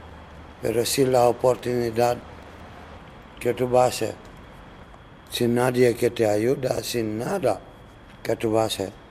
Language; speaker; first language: Spanish; non-native, learner; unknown